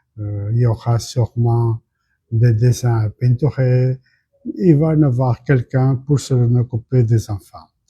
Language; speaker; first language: French; non-native, fluent; Portuguese